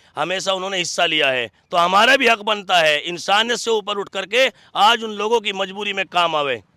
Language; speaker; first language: Hindi; native; Hindi